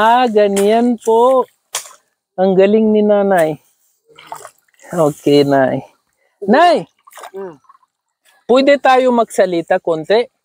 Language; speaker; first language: Filipino; non-native, learner; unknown